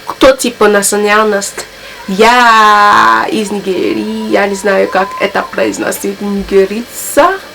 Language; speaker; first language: Russian; non-native, learner; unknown